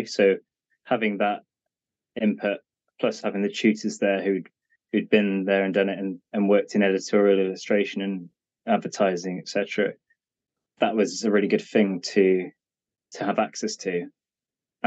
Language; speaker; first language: English; native; English